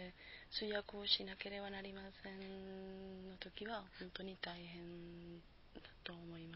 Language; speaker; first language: Japanese; non-native, learner; Spanish